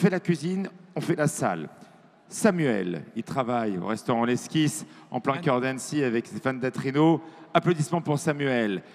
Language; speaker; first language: French; native; French